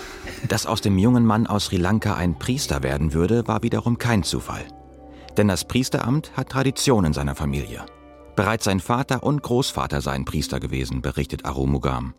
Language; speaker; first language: German; native; German